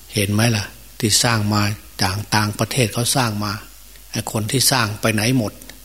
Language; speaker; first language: Thai; native; Thai